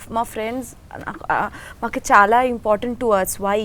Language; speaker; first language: Telugu; non-native, learner; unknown